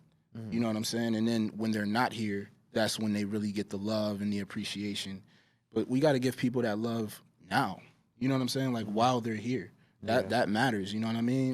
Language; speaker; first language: English; native; English